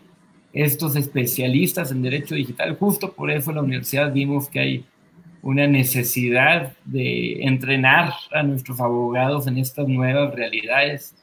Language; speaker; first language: Spanish; native; Spanish